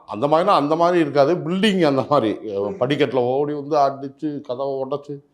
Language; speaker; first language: Tamil; native; Tamil